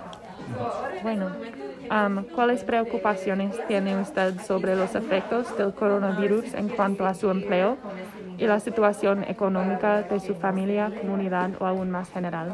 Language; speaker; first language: Spanish; non-native, learner; English